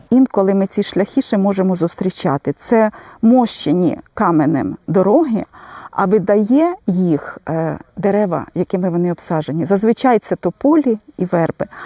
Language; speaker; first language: Ukrainian; native; Ukrainian